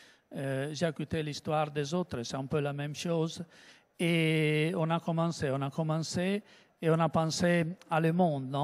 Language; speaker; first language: French; non-native, learner; Italian